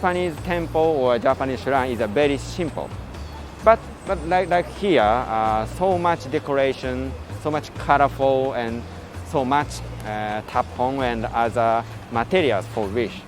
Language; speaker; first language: English; non-native, learner; Japanese